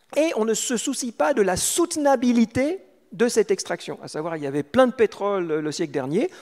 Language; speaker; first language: French; native; French